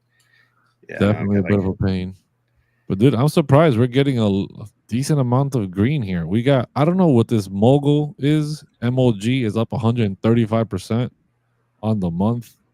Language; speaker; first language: English; native; English